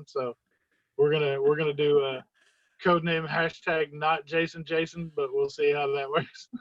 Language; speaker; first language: English; native; English